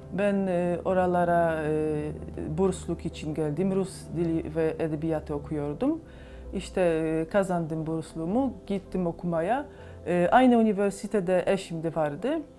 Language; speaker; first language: Turkish; non-native, fluent; Polish